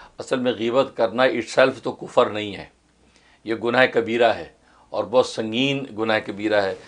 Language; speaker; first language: Urdu; native; Urdu